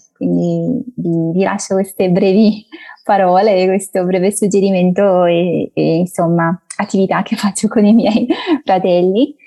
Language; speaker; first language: Italian; non-native, fluent; Portuguese